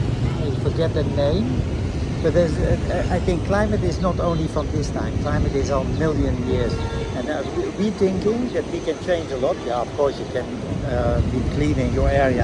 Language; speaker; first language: English; non-native, learner; Dutch